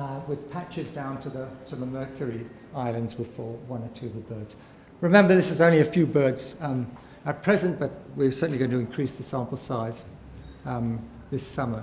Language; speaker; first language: English; native; English